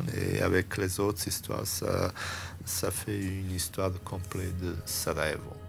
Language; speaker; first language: French; non-native, fluent; Bosnian